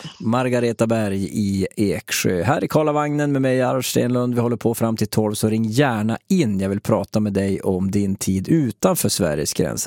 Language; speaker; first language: Swedish; native; Swedish